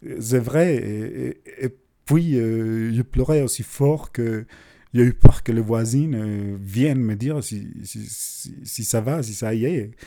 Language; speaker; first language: French; non-native, fluent; Spanish